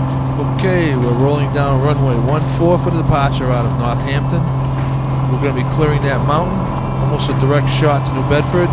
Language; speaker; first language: English; native; English